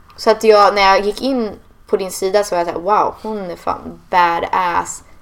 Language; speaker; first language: Swedish; native; Swedish